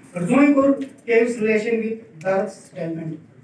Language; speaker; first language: Hindi; native; Hindi